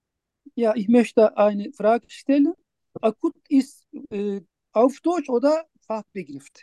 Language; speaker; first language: German; non-native, learner; Turkish